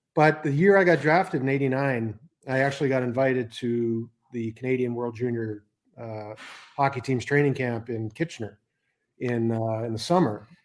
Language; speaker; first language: English; native; English